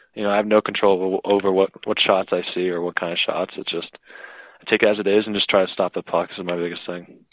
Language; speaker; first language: English; native; English